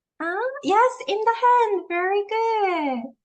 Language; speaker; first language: English; non-native, fluent; Korean